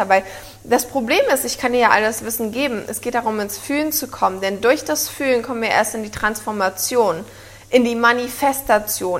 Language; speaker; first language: German; native; German